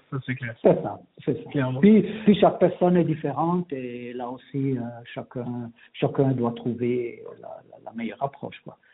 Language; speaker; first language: French; native; French